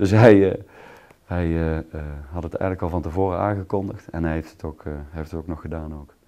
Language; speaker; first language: Dutch; native; Dutch